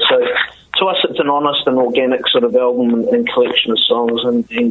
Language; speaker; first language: English; native; English